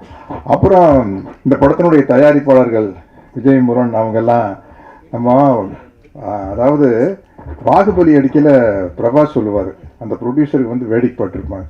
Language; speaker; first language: Tamil; native; Tamil